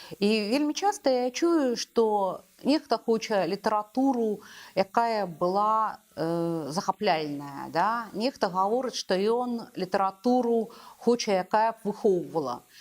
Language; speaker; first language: Belarusian; non-native, local second language; Russian